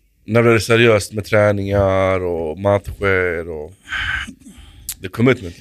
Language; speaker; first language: Swedish; native; Swedish